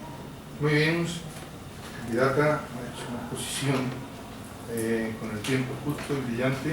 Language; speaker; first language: Spanish; native; Spanish